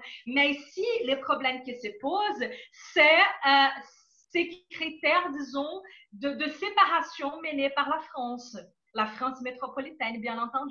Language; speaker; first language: French; non-native, fluent; Portuguese